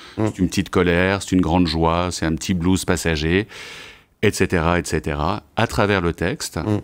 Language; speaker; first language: French; native; French